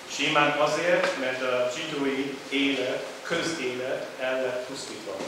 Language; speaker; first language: Hungarian; non-native, fluent; German